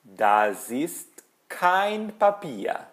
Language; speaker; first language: German; non-native, fluent; Portuguese